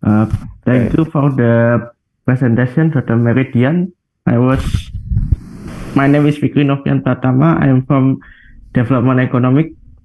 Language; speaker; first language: English; non-native, learner; Indonesian